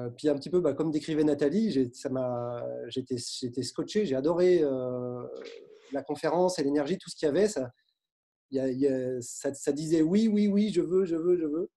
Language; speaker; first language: French; native; French